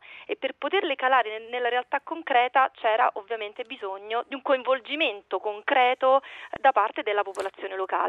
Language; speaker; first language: Italian; native; Italian